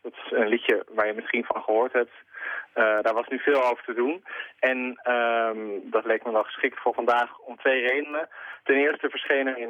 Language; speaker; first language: Dutch; native; Dutch